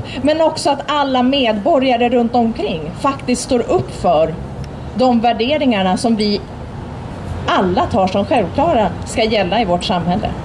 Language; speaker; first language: Swedish; native; Swedish